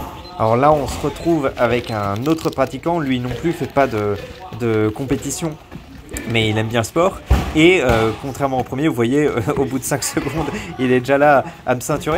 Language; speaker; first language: French; native; French